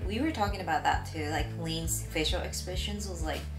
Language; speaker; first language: English; non-native, fluent; Japanese